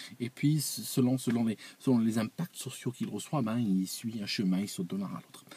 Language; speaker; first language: French; non-native, local second language; Arabic